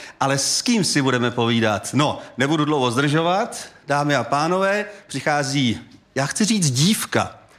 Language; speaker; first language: Czech; native; Czech